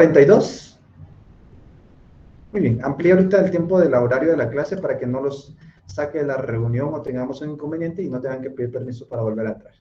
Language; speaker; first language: Spanish; native; Spanish